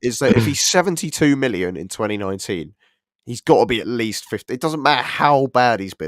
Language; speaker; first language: English; native; English